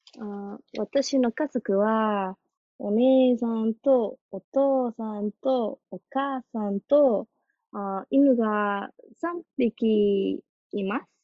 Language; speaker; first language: Japanese; non-native, learner; Spanish